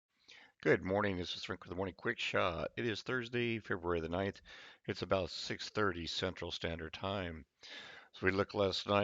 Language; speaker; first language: English; native; English